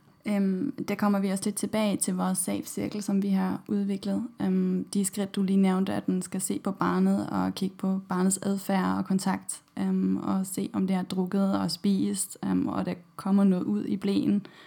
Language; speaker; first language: Danish; non-native, fluent; German